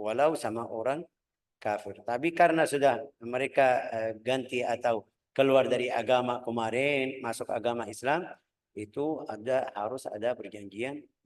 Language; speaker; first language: Indonesian; non-native, fluent; Arabic